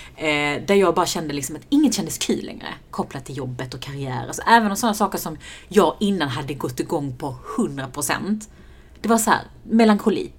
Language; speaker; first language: Swedish; early bilingual, other home language; Persian